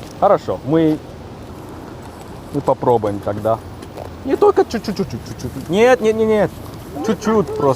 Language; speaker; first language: Russian; non-native, learner; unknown